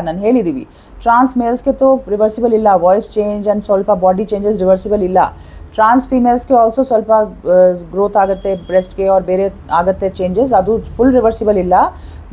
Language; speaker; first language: Kannada; non-native, fluent; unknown